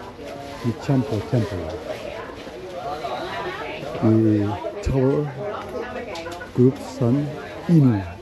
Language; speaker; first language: English; non-native, learner; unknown